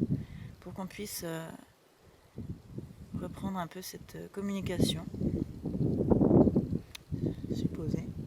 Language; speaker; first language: French; native; French